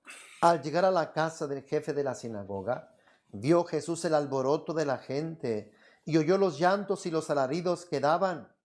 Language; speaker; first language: Spanish; native; Spanish